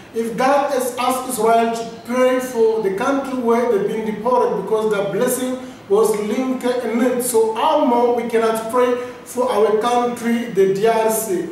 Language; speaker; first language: English; non-native, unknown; Lingala